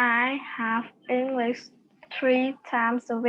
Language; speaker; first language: English; non-native, learner; Vietnamese